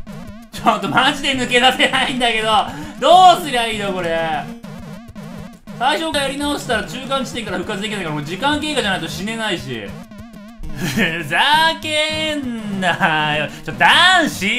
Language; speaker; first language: Japanese; native; Japanese